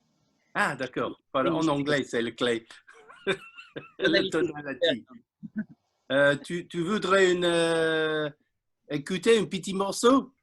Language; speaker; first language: French; non-native, learner; English